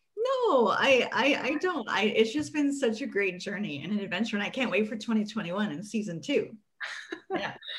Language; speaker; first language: English; early bilingual, other home language; Spanish